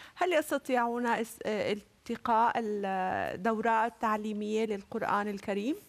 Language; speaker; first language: Arabic; native; Arabic